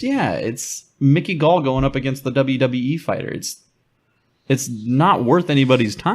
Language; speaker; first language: English; native; English